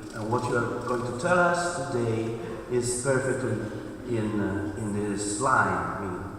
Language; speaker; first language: English; non-native, fluent; Italian